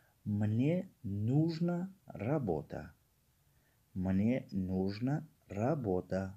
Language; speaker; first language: Russian; non-native, local second language; Tajik